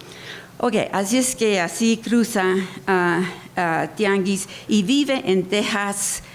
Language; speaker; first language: Spanish; early bilingual, heritage; Spanish